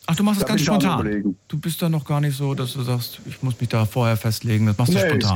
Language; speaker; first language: German; native; German